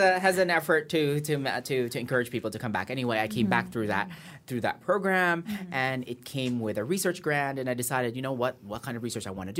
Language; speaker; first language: English; native; English